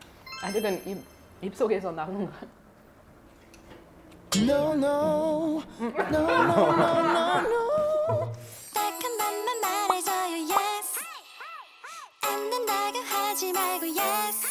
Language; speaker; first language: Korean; non-native, learner; English